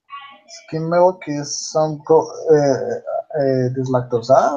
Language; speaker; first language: English; non-native, learner; Spanish